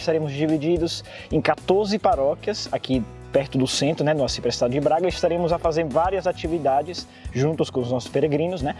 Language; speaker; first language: Portuguese; non-native, fluent; Italian